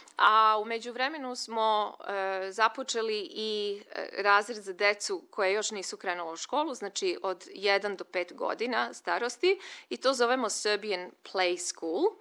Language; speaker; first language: Serbian; native; Serbian